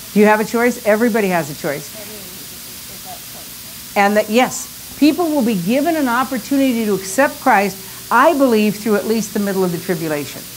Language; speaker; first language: English; native; English